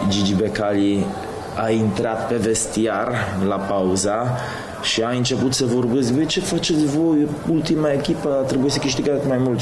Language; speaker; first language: Romanian; non-native, fluent; Polish